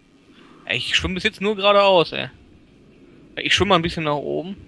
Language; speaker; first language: German; native; German